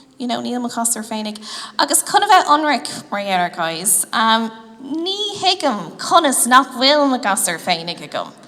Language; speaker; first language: Irish; native; Irish